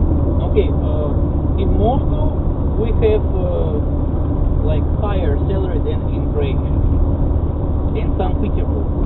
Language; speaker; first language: English; non-native, fluent; Russian